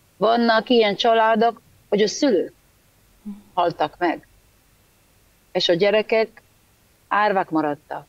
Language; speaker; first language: Hungarian; early bilingual, heritage; Hebrew